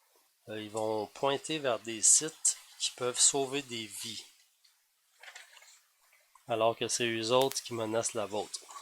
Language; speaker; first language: French; native; French